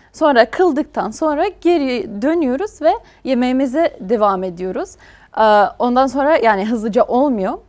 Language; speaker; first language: Turkish; non-native, fluent; Arabic